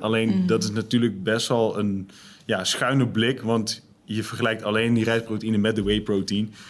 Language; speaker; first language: Dutch; native; Dutch